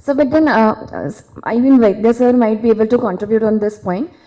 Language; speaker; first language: English; non-native, local second language; Marathi